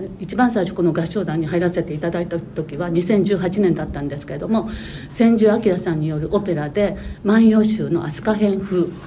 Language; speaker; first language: Japanese; native; Japanese